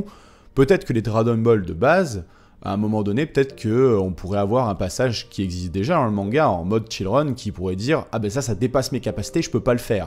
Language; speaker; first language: French; native; French